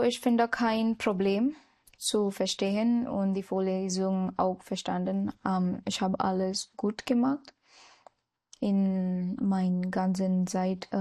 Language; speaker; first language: German; non-native, learner; Marathi